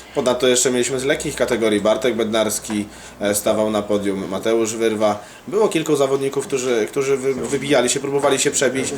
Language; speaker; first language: Polish; native; Polish